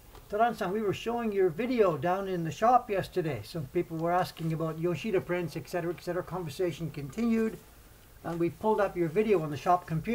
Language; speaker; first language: English; native; English